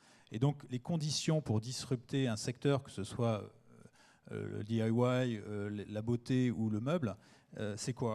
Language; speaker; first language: French; native; French